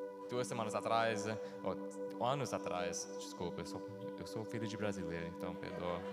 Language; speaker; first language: Portuguese; early bilingual, heritage; Portuguese